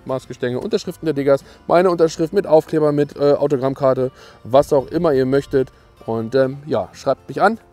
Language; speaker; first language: German; native; German